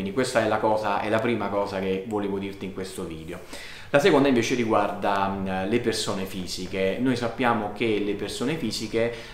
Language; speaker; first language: Italian; native; Italian